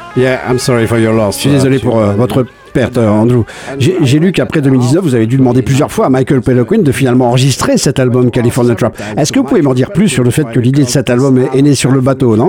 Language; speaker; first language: French; native; French